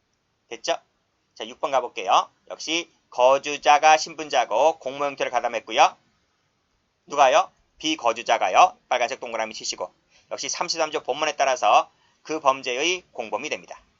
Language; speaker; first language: Korean; native; Korean